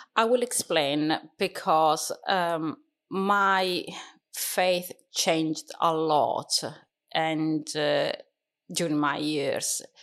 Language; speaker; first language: English; non-native, fluent; Italian